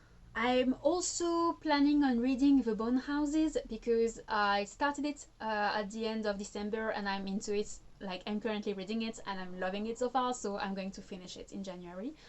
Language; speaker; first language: English; non-native, fluent; French